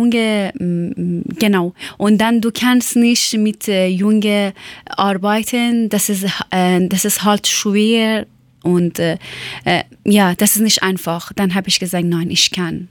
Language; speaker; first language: German; non-native, learner; Persian